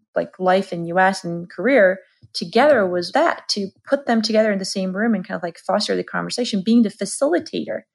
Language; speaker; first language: English; non-native, fluent; Georgian